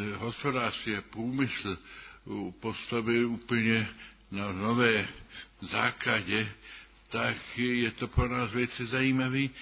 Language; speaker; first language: Czech; early bilingual, other home language; German